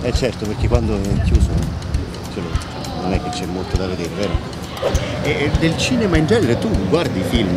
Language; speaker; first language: Italian; native; Italian